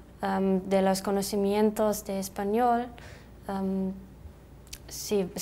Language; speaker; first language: Spanish; non-native, fluent; German